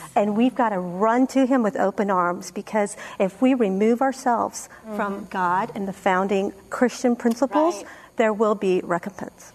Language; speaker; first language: English; non-native, fluent; Spanish